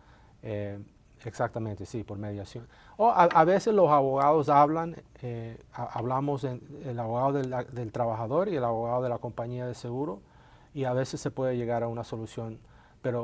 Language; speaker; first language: Spanish; native; Spanish